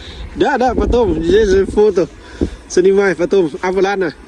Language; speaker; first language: Russian; non-native, learner; Lao